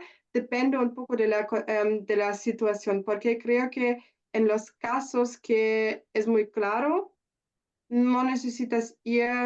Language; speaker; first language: Spanish; non-native, learner; German